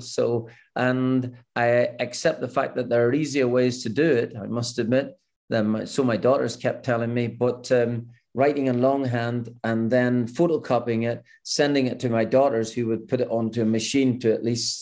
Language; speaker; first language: English; native; English